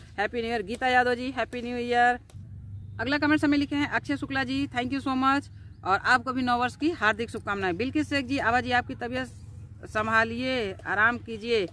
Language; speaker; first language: Hindi; native; Hindi